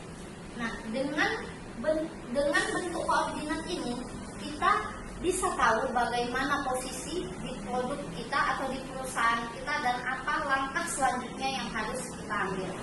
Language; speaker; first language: Indonesian; native; Indonesian